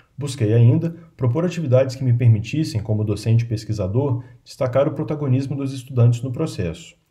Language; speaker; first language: Portuguese; native; Portuguese